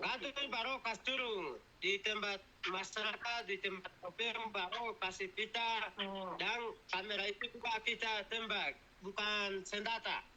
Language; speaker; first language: Indonesian; non-native, local second language; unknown